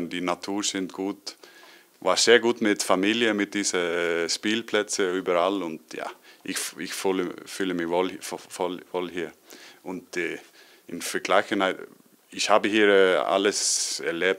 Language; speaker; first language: German; non-native, learner; Icelandic